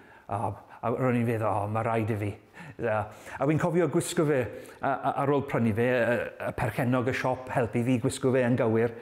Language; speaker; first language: Welsh; non-native, learner; English